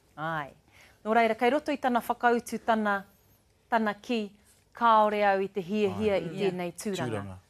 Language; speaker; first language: Māori; native; Māori